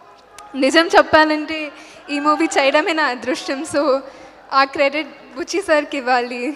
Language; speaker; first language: Telugu; non-native, learner; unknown